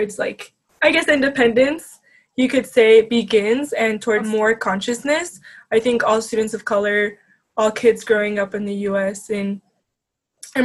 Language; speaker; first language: English; native; English